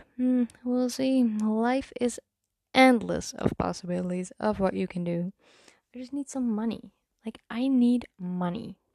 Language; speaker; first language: English; non-native, fluent; Dutch